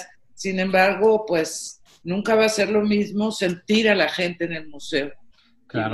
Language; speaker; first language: Spanish; native; Spanish